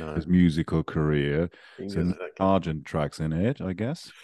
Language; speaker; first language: English; non-native, fluent; German